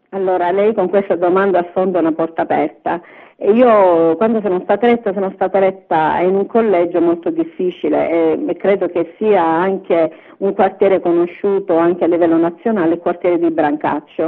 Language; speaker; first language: Italian; native; Italian